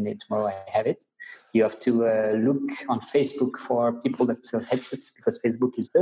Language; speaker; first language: English; non-native, fluent; French